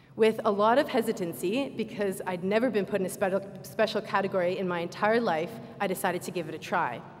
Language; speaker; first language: English; native; English